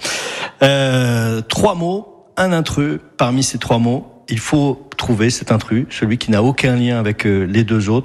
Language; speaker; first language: French; native; French